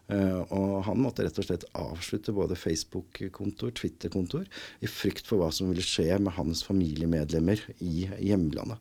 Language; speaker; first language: Norwegian; native; Norwegian